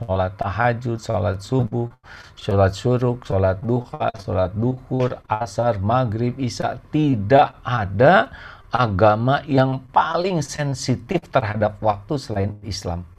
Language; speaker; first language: Indonesian; native; Indonesian